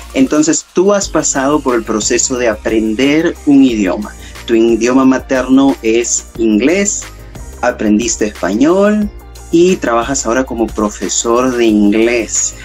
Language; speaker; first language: Spanish; native; Spanish